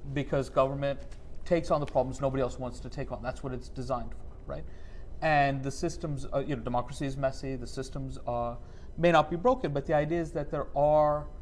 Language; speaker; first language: English; native; English